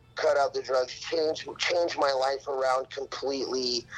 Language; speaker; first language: English; native; English